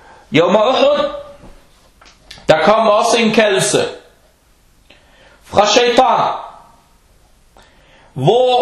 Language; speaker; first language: Danish; non-native, local second language; Arabic